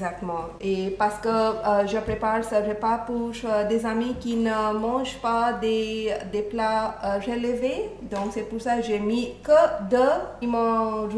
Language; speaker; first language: French; non-native, fluent; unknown